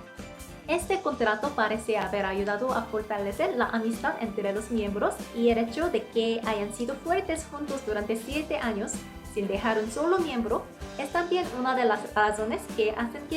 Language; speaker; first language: Spanish; non-native, fluent; Korean